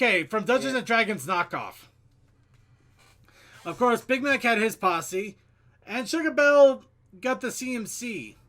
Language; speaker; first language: English; native; English